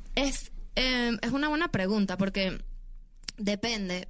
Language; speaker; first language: Spanish; native; Spanish